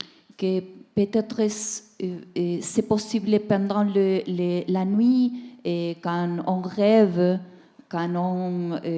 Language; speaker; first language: French; non-native, learner; Spanish